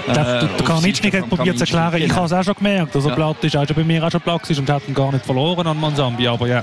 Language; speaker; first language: German; native; German